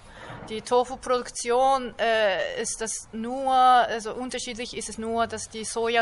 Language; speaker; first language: German; non-native, fluent; Japanese